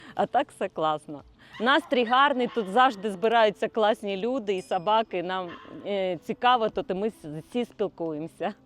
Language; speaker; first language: Ukrainian; native; Ukrainian